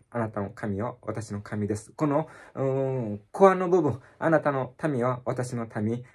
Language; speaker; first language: Japanese; native; Japanese